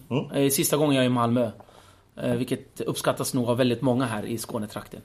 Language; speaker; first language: Swedish; early bilingual, other home language; Kurdish